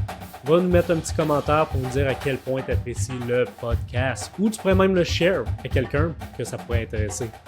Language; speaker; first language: French; native; French